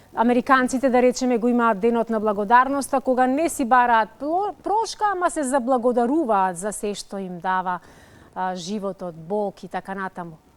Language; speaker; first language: Macedonian; native; Macedonian